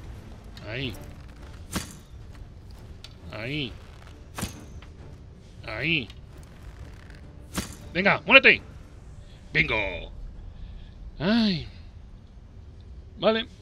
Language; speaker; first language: Spanish; native; Spanish